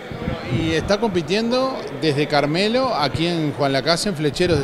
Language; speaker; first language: Spanish; native; Spanish